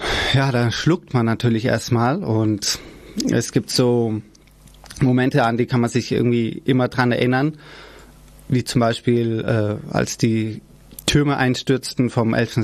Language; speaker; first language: German; early bilingual, other home language; Persian